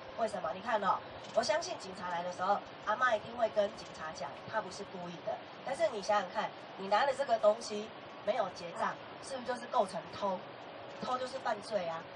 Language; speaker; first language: Chinese; native; Chinese